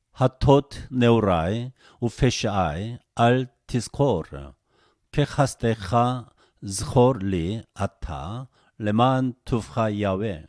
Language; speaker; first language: Hebrew; non-native, fluent; Korean